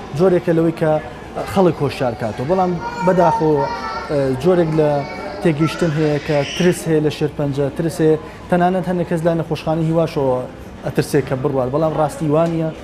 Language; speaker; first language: Central Kurdish; native; Central Kurdish